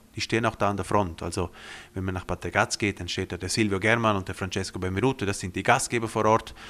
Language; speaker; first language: German; non-native, fluent; Romansh